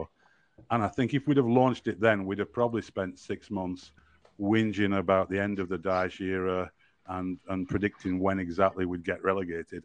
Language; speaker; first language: English; native; English